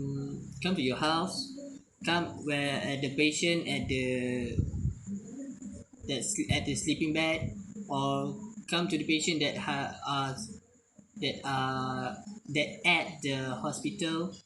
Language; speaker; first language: English; non-native, learner; Malay